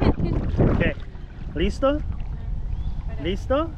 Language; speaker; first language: Spanish; non-native, learner; English